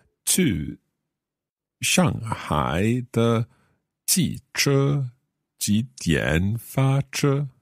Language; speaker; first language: Chinese; non-native, learner; English